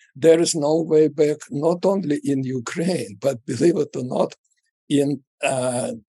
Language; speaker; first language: English; non-native, fluent; Russian